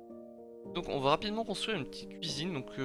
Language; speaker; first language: French; native; French